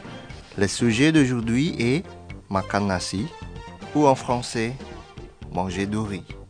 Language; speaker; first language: French; non-native, fluent; Indonesian